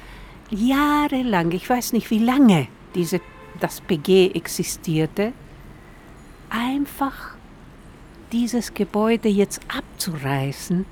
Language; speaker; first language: German; non-native, fluent; Spanish